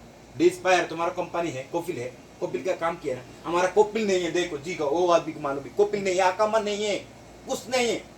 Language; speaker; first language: Hindi; non-native, learner; Bangla